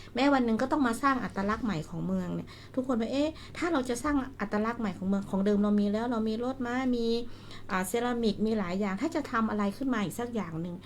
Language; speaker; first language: Thai; native; Thai